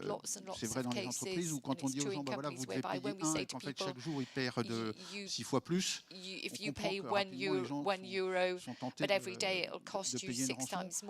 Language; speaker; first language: French; native; French